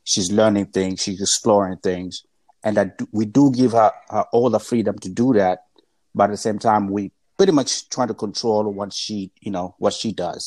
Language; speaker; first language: English; non-native, local second language; Swahili